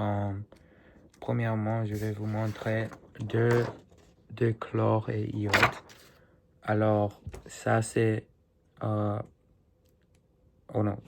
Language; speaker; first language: French; non-native, learner; English